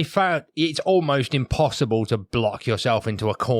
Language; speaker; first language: English; native; English